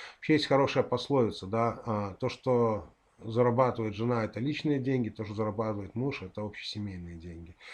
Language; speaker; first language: Russian; native; Russian